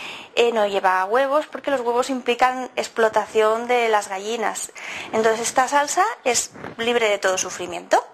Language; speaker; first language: Spanish; native; Spanish